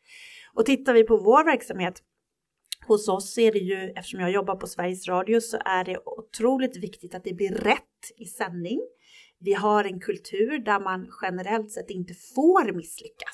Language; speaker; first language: Swedish; native; Swedish